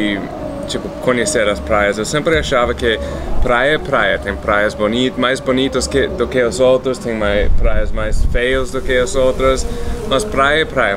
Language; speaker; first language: Portuguese; non-native, fluent; English